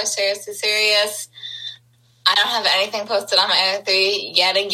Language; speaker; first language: English; native; English